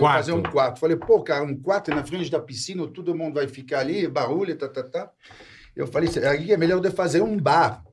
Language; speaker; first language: Portuguese; non-native, fluent; French